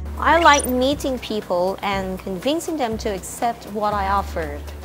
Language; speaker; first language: English; non-native, fluent; Thai